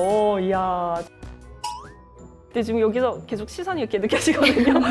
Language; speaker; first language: Korean; native; Korean